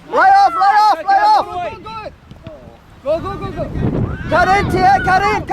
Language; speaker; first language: English; native; English